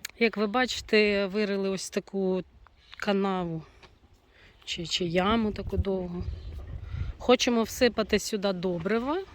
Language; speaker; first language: Ukrainian; non-native, local second language; Russian